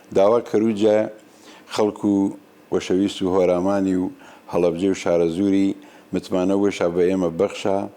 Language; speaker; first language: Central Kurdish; non-native, local second language; Gurani